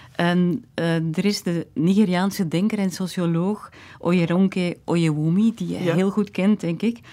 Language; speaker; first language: Dutch; native; Dutch